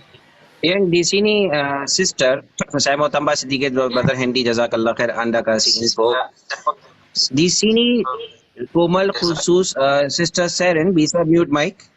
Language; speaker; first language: Indonesian; non-native, learner; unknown